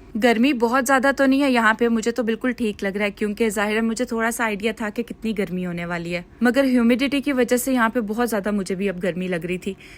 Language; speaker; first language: Urdu; native; Urdu